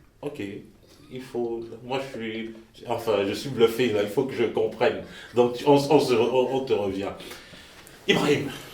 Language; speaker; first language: French; native; French